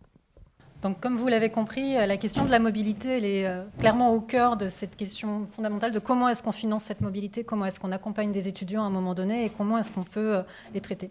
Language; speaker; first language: French; native; French